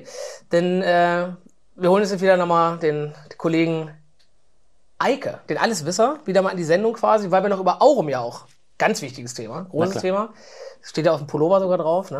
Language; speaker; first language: German; native; German